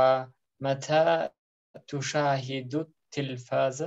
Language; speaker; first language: Arabic; non-native, learner; German